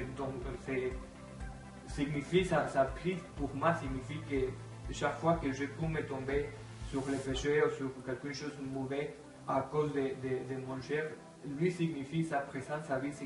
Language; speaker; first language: French; non-native, learner; Spanish